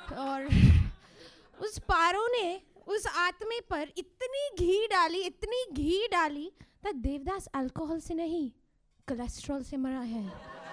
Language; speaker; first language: Hindi; early bilingual, heritage; Hindi